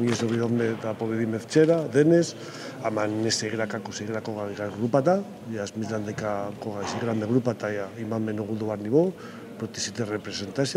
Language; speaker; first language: Macedonian; non-native, learner; Spanish